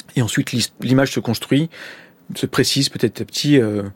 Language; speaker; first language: French; native; French